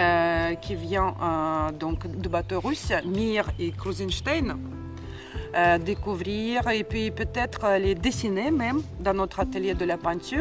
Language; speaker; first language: French; non-native, fluent; Russian